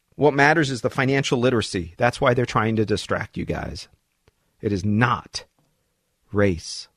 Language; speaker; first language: English; early bilingual, other home language; Arabic